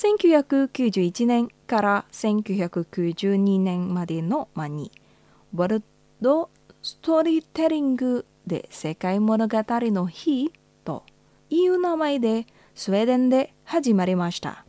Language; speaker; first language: Japanese; non-native, fluent; Indonesian